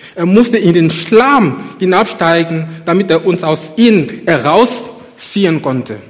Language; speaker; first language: German; non-native, fluent; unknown